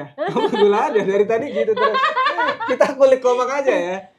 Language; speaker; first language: Indonesian; native; Indonesian